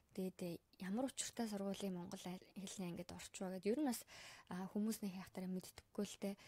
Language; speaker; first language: Mongolian; native; Mongolian